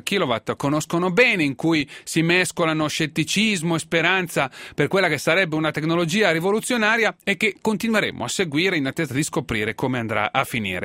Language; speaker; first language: Italian; native; Italian